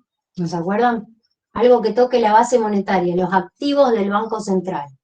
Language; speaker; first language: Spanish; native; Spanish